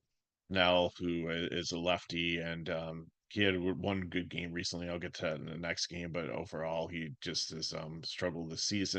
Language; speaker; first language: English; native; English